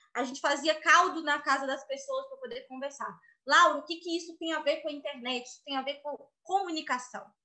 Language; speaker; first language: Portuguese; native; Portuguese